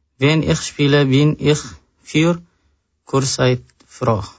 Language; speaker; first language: German; non-native, learner; Tigrinya